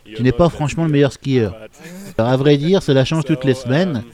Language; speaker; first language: French; non-native, fluent; German